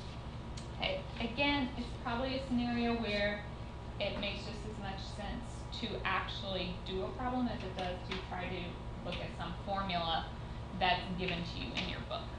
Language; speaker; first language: English; native; English